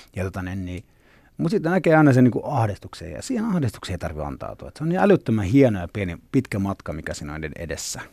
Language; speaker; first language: Finnish; early bilingual, other home language; Swedish